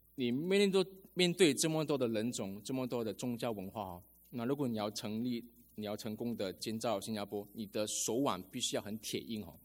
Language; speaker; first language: Chinese; native; Chinese